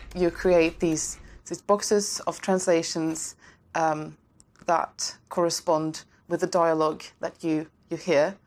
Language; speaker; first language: English; non-native, fluent; Norwegian